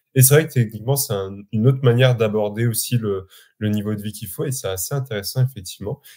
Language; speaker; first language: French; native; French